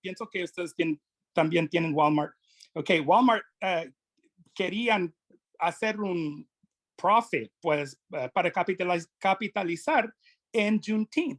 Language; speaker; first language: Spanish; non-native, fluent; English